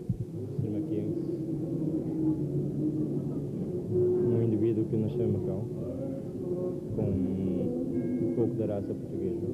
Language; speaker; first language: Portuguese; non-native, local second language; Cantonese